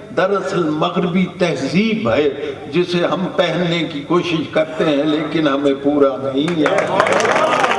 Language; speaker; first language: Urdu; non-native, local second language; Punjabi